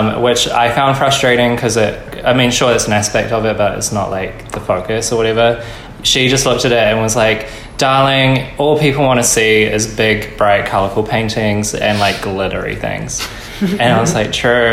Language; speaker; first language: English; native; English